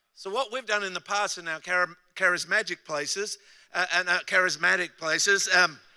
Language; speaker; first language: English; native; English